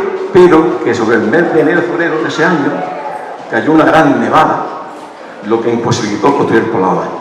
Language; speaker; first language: Spanish; native; Spanish